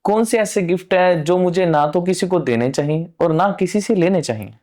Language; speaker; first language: Hindi; non-native, local second language; Punjabi